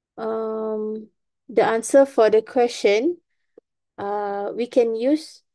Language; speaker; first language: English; non-native, local second language; Malay